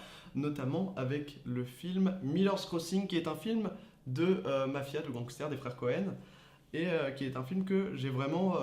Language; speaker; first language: French; native; French